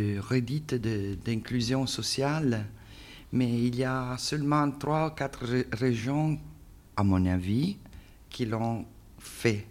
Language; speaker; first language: French; non-native, learner; Italian